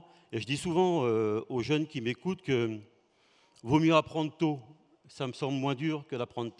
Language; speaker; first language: French; native; French